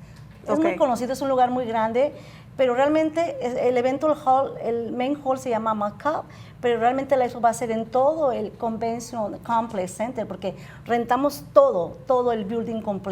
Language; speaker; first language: Spanish; native; Spanish